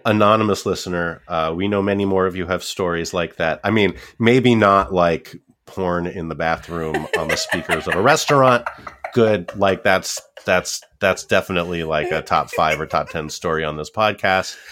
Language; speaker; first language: English; native; English